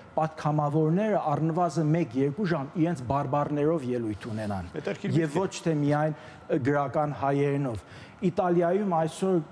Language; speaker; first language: Armenian; early bilingual, heritage; Armenian